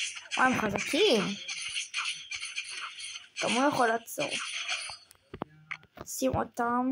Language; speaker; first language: Hebrew; native; Hebrew